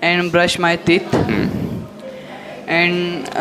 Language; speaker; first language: English; non-native, learner; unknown